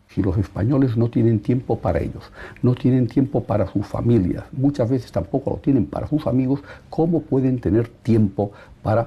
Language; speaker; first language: Spanish; native; Spanish